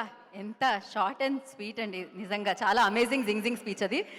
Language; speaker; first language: Telugu; native; Telugu